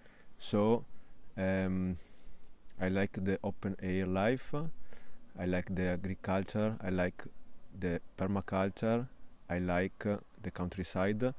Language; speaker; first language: English; non-native, fluent; Italian